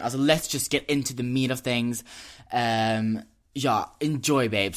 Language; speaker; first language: English; early bilingual, other home language; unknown